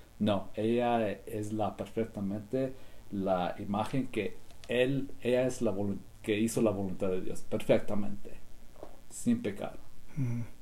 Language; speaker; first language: Spanish; early bilingual, heritage; Spanish